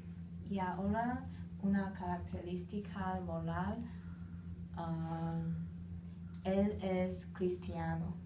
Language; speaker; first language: Spanish; non-native, learner; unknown